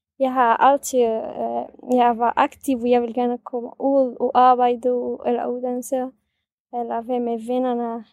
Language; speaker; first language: Danish; non-native, fluent; Kurdish